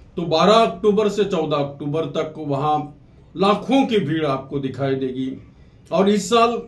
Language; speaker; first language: Hindi; non-native, local second language; Marathi